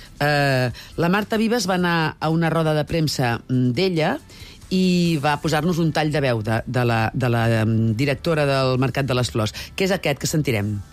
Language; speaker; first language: Catalan; native; Catalan